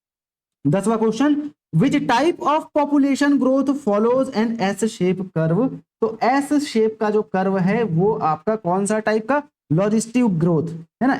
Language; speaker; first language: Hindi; native; Hindi